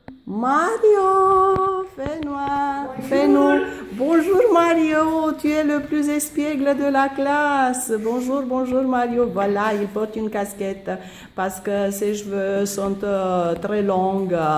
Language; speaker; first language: French; non-native, fluent; Romanian